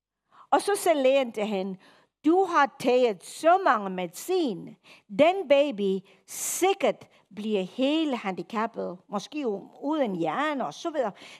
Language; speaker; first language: Danish; non-native, fluent; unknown